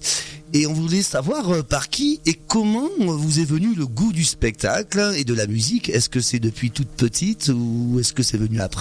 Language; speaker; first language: French; native; French